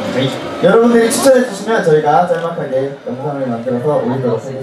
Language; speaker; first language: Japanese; non-native, learner; Korean